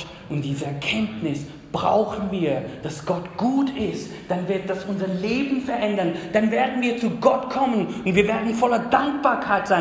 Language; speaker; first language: German; non-native, fluent; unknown